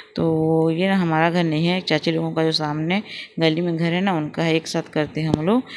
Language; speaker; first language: Hindi; non-native, local second language; Odia